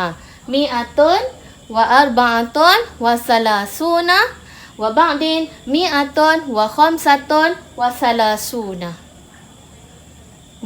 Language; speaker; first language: Arabic; non-native, fluent; Malay